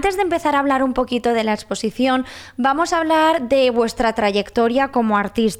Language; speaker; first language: Spanish; non-native, local second language; Catalan